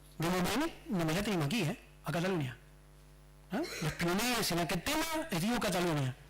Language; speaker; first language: Catalan; non-native, local second language; Spanish